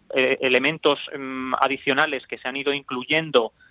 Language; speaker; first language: Spanish; native; Spanish